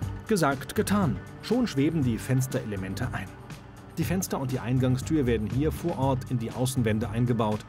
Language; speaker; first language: German; native; German